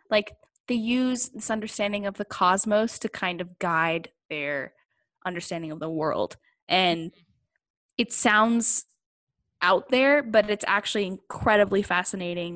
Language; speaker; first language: English; native; English